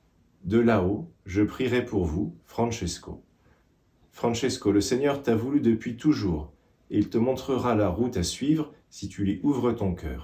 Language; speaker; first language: French; native; French